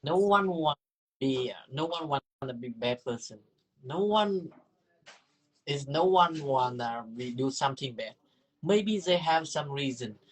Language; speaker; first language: English; non-native, learner; Vietnamese